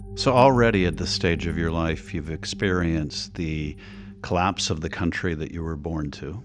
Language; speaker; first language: English; native; English